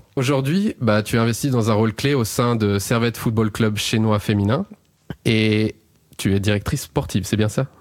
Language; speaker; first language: French; native; French